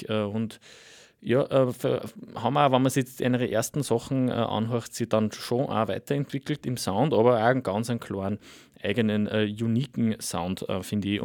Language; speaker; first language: German; native; German